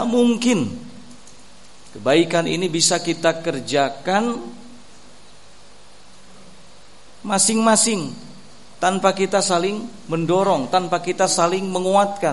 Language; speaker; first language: Indonesian; native; Indonesian